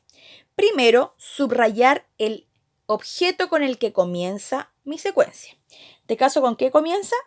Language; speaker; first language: Spanish; native; Spanish